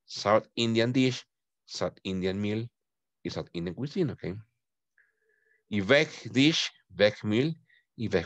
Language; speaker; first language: English; non-native, fluent; Spanish